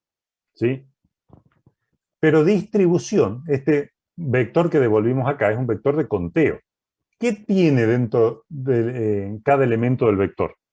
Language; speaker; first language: Spanish; native; Spanish